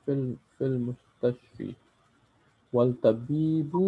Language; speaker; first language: Arabic; non-native, learner; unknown